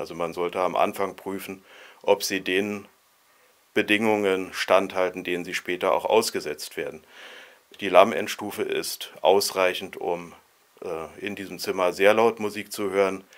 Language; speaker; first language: German; native; German